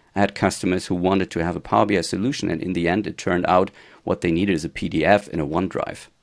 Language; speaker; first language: English; non-native, fluent; German